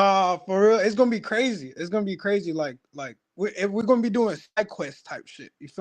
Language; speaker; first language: English; native; English